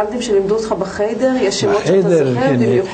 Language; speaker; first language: Hebrew; native; Hebrew